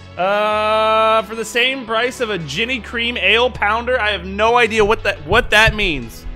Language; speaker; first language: English; native; English